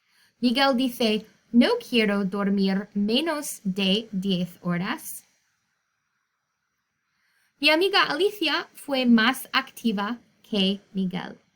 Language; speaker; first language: Spanish; non-native, fluent; English